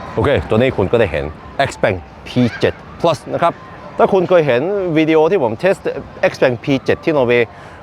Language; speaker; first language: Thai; non-native, fluent; Norwegian